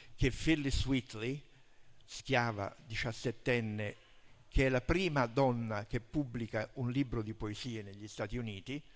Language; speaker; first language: Italian; native; Italian